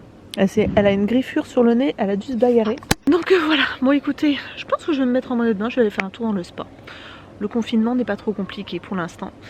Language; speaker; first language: French; native; French